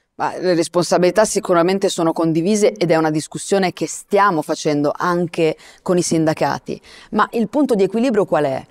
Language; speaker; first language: Italian; native; Italian